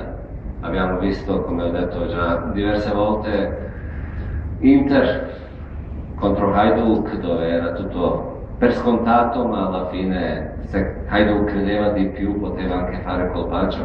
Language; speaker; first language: Italian; non-native, fluent; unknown